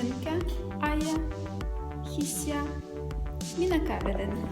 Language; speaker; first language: Finnish; non-native, learner; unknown